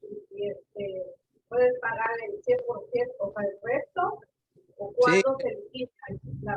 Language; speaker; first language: Spanish; non-native, fluent; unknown